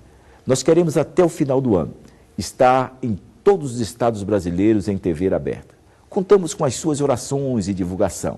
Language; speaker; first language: Portuguese; native; Portuguese